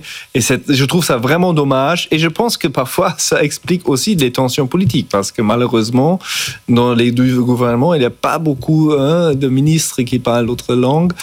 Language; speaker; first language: French; non-native, fluent; German